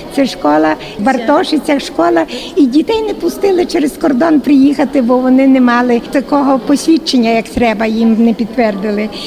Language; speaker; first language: Ukrainian; native; Ukrainian